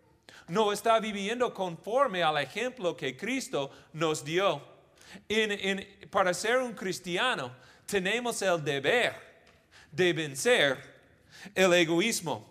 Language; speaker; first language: Spanish; non-native, fluent; English